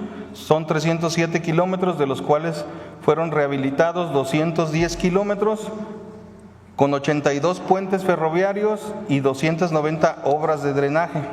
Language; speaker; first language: Spanish; native; Spanish